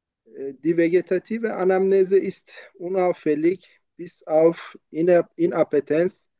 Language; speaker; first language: German; non-native, learner; Turkish